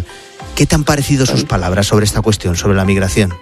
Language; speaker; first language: Spanish; native; Spanish